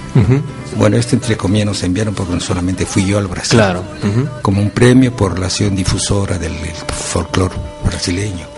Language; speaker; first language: Spanish; native; Spanish